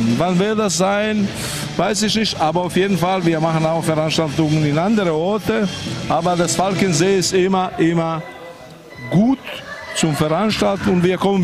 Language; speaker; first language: German; non-native, fluent; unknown